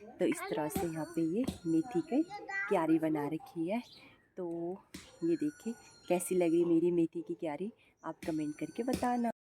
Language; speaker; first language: Hindi; non-native, local second language; Garhwali